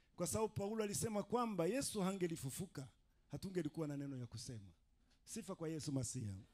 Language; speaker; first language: Swahili; non-native, local second language; Rundi